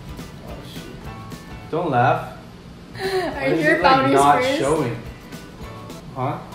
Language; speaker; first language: English; native; English